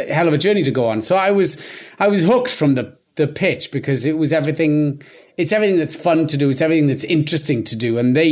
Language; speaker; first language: English; non-native, local second language; Welsh